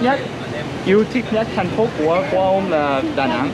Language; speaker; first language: Vietnamese; non-native, learner; Russian